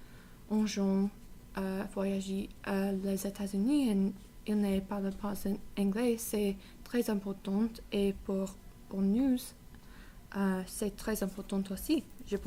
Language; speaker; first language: French; non-native, learner; English